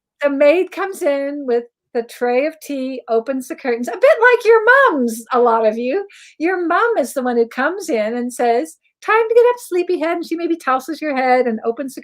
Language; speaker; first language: English; native; English